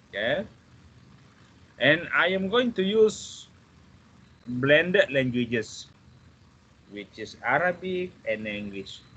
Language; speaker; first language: English; non-native, fluent; Malay